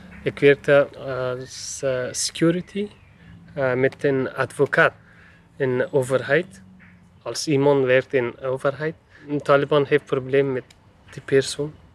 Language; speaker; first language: Dutch; non-native, learner; Persian